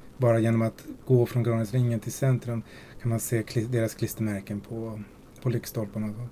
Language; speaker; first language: Swedish; early bilingual, other home language; Spanish